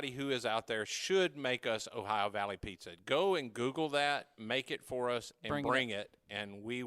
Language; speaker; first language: English; native; English